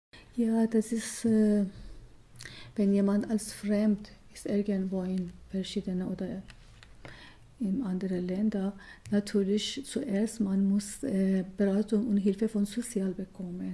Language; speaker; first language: German; non-native, learner; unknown